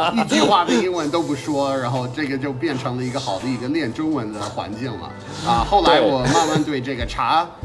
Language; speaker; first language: Chinese; non-native, fluent; English